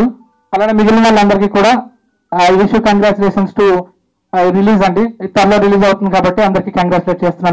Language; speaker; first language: Telugu; native; Telugu